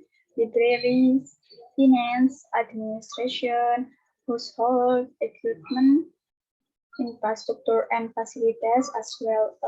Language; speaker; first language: English; non-native, learner; Indonesian